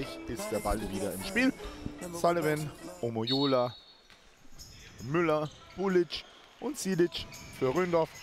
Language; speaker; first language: German; native; German